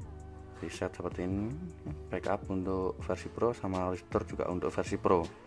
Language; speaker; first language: Indonesian; native; Indonesian